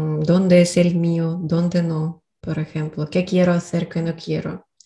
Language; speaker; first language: Spanish; non-native, learner; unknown